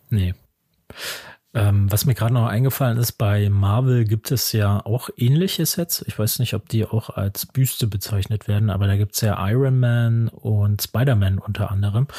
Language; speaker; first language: German; native; German